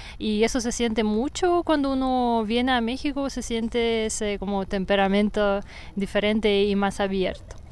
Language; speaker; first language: Spanish; non-native, fluent; Russian